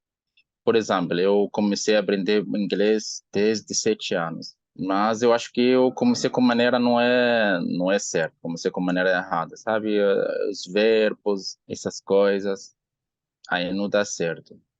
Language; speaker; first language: Portuguese; non-native, learner; Arabic